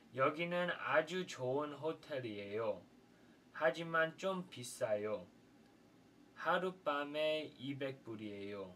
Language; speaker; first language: Korean; non-native, fluent; English